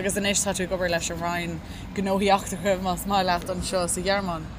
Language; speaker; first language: Irish; native; Irish